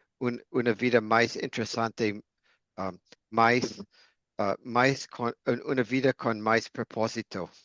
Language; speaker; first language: Portuguese; non-native, fluent; English